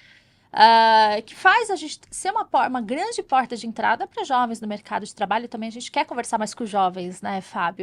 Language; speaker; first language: Portuguese; native; Portuguese